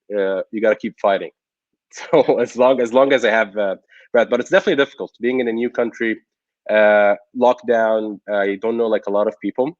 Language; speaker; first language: English; non-native, local second language; Arabic